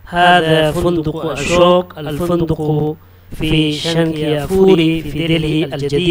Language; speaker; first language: Arabic; non-native, fluent; Urdu